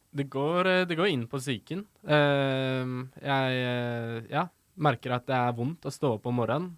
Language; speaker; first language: Norwegian; native; Norwegian